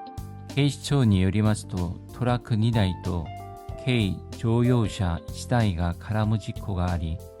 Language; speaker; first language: Japanese; non-native, fluent; Korean